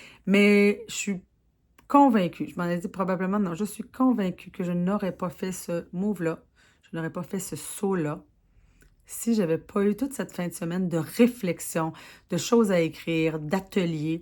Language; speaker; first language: French; native; French